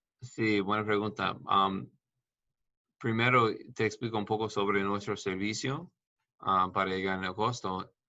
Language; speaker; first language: Spanish; non-native, learner; English